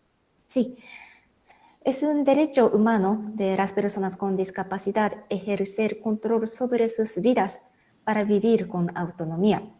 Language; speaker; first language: Spanish; non-native, fluent; Japanese